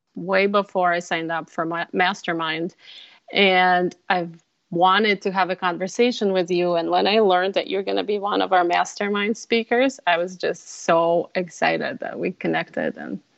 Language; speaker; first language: English; non-native, fluent; Russian